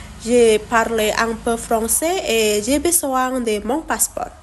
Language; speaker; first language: French; non-native, learner; Indonesian